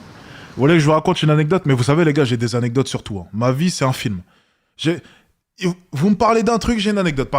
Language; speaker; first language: French; native; French